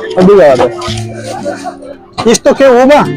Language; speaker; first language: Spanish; non-native, learner; Bangla